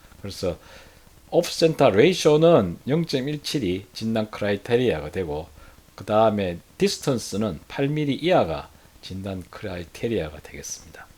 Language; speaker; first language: Korean; native; Korean